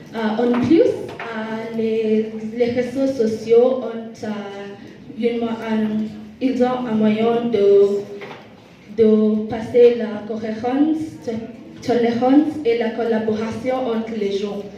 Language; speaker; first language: French; non-native, learner; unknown